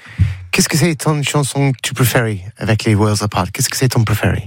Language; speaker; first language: French; non-native, learner; English